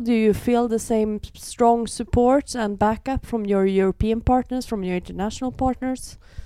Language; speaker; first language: English; non-native, fluent; Swedish